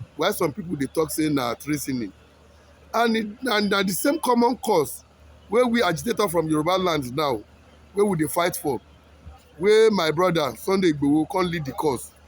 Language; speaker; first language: Nigerian Pidgin; non-native, local second language; Yoruba